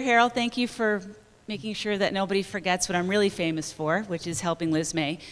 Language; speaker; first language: English; native; English